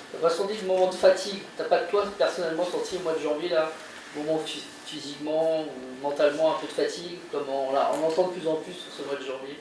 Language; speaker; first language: French; native; French